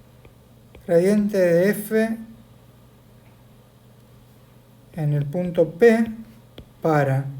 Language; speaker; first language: Spanish; native; Spanish